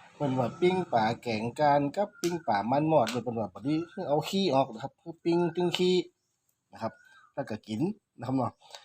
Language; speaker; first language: Thai; native; Thai